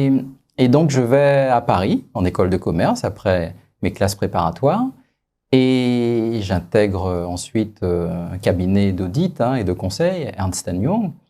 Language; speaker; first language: French; native; French